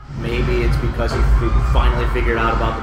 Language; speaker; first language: English; native; English